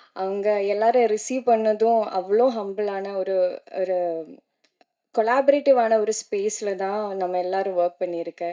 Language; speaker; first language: Tamil; non-native, learner; Malayalam